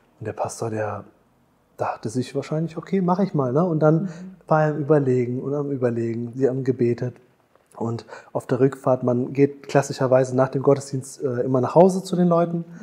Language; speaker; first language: German; early bilingual, other home language; Tamil